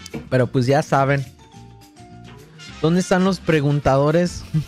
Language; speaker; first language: Spanish; early bilingual, heritage; Spanish